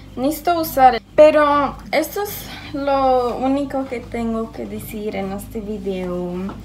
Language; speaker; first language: Spanish; early bilingual, heritage; Spanish